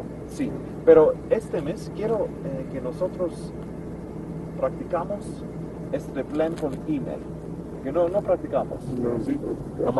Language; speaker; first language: Spanish; non-native, fluent; English